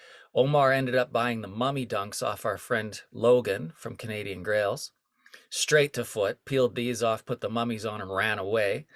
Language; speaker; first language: English; native; English